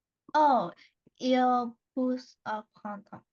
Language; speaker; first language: French; non-native, learner; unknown